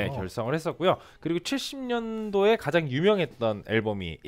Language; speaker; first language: Korean; native; Korean